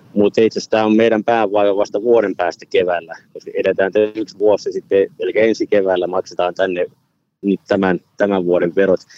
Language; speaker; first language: Finnish; native; Finnish